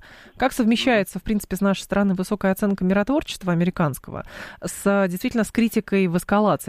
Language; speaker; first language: Russian; native; Russian